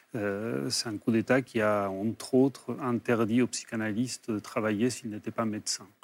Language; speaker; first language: French; early bilingual, other home language; Spanish